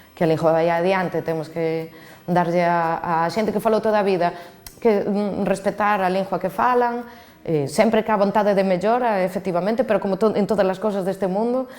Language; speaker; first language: Galician; native; Galician